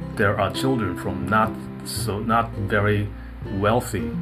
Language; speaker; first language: English; non-native, fluent; Japanese